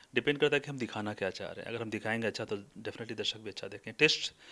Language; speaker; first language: Hindi; non-native, local second language; Bhojpuri